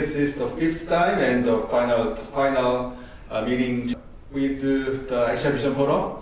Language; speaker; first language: English; non-native, learner; Korean